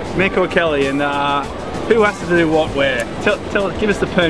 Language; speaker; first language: English; native; English